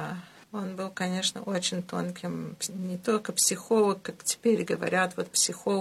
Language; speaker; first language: Russian; early bilingual, heritage; Russian